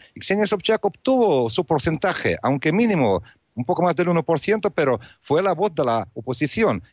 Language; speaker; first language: Spanish; non-native, fluent; Russian